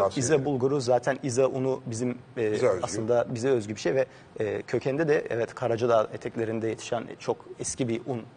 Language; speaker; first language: Turkish; native; Turkish